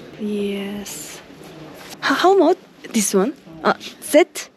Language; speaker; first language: English; non-native, learner; Korean